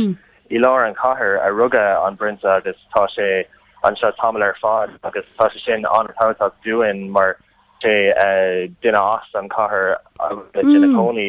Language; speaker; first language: Irish; non-native, learner; English